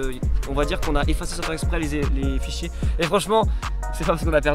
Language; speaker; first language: French; native; French